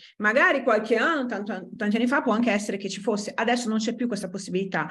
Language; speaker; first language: Italian; non-native, fluent; Portuguese